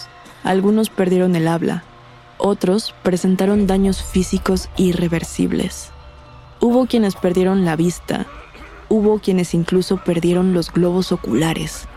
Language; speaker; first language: Spanish; native; Spanish